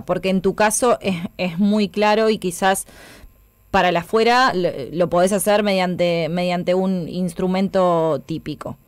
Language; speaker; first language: Spanish; native; Spanish